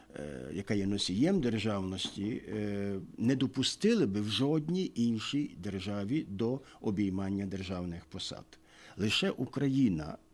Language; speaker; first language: Ukrainian; native; Ukrainian